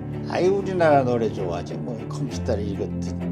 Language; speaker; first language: Korean; native; Korean